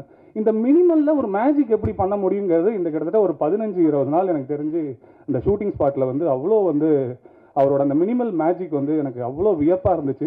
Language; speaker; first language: Tamil; native; Tamil